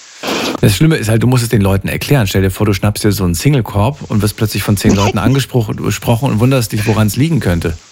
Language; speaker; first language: German; native; German